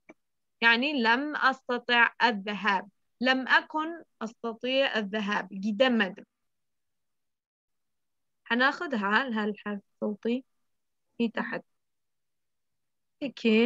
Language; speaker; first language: Arabic; native; Arabic